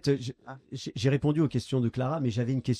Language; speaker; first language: French; native; French